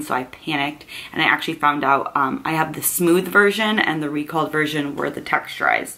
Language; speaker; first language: English; native; English